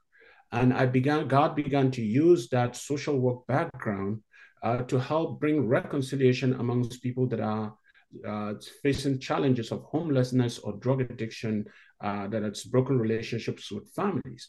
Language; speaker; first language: English; non-native, local second language; Hausa